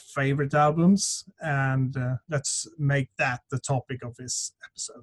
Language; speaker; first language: English; non-native, fluent; Swedish